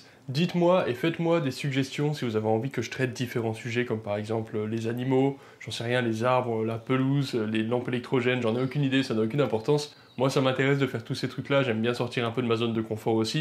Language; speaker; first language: French; native; French